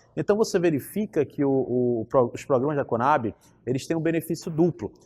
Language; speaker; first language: Portuguese; native; Portuguese